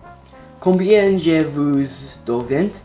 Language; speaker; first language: French; non-native, learner; English